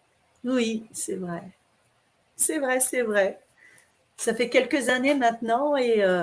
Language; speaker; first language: French; native; French